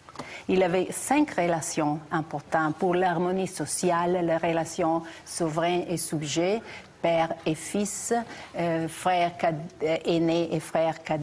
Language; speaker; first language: French; non-native, fluent; Italian